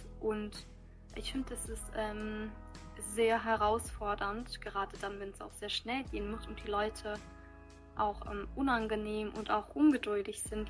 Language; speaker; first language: German; early bilingual, other home language; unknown